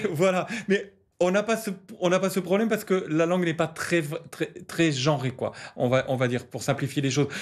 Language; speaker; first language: French; native; French